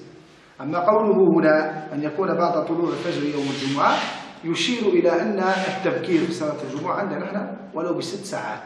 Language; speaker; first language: Arabic; native; Arabic